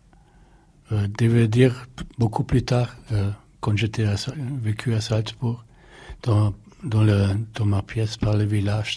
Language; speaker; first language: French; non-native, fluent; German